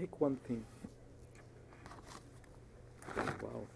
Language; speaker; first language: English; non-native, fluent; French